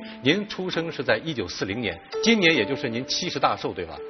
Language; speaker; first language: Chinese; native; Chinese